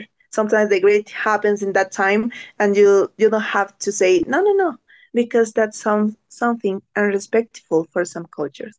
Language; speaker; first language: English; non-native, learner; Spanish